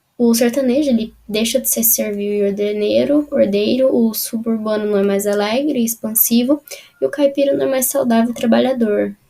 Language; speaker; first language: Portuguese; native; Portuguese